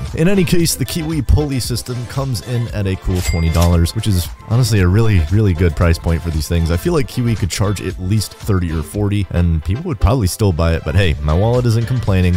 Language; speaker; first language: English; native; English